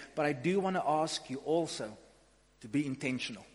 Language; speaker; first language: English; non-native, local second language; Afrikaans